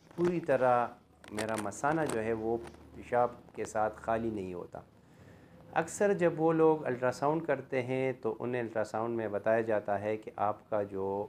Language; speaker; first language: Urdu; non-native, local second language; Pashto